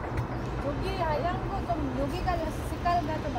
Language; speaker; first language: Korean; non-native, fluent; Filipino